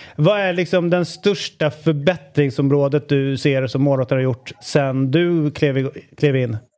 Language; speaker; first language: Swedish; native; Swedish